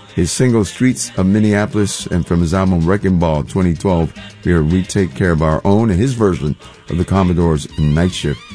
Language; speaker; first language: English; non-native, local second language; Spanish